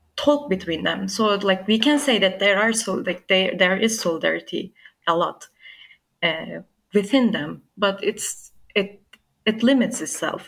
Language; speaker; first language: English; non-native, fluent; Turkish